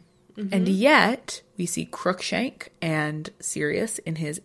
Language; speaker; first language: English; native; English